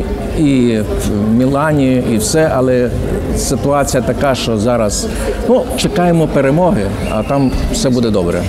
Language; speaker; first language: Ukrainian; native; Ukrainian